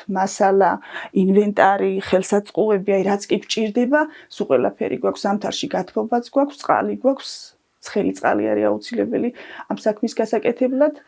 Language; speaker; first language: Georgian; native; Georgian